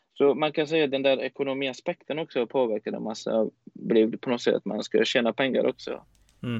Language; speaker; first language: Swedish; non-native, fluent; Persian